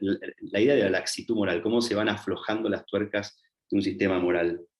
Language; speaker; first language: Spanish; native; Spanish